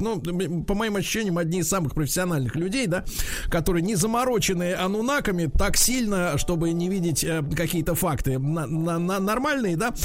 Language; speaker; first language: Russian; native; Russian